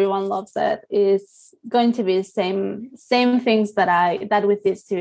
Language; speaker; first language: English; non-native, fluent; Spanish